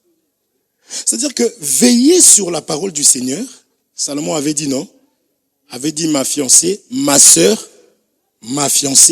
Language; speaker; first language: French; non-native, local second language; Lingala